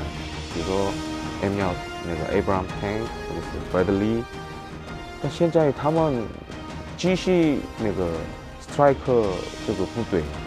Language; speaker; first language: Chinese; non-native, fluent; Korean